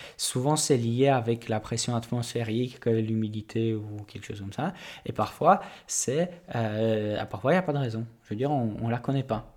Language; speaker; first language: French; non-native, fluent; Polish